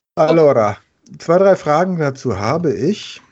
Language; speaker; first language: German; native; German